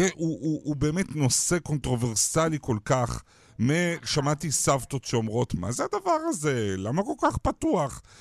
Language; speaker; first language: Hebrew; native; Hebrew